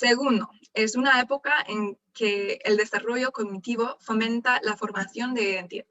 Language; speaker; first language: Spanish; non-native, fluent; English